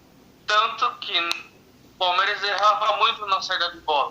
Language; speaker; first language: Portuguese; native; Portuguese